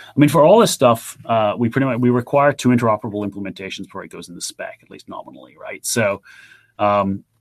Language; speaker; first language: English; native; English